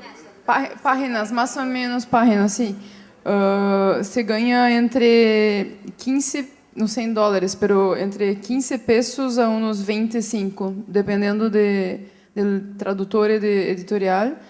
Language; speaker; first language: Spanish; non-native, fluent; Portuguese